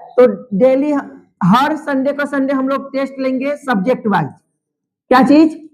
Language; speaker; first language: Hindi; native; Hindi